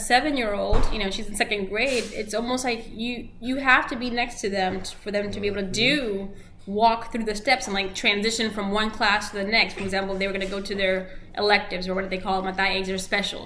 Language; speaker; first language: English; early bilingual, other home language; Spanish